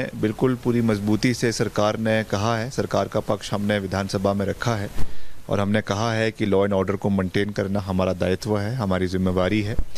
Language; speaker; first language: Hindi; native; Hindi